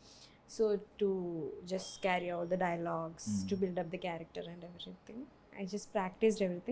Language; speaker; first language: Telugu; non-native, learner; Malayalam